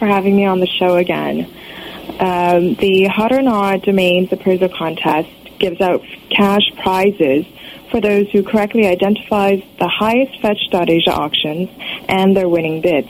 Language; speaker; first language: English; native; English